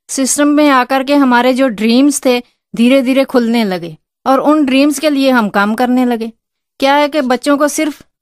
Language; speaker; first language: Hindi; non-native, local second language; Punjabi